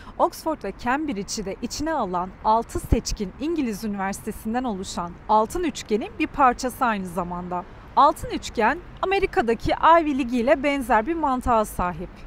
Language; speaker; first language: Turkish; native; Turkish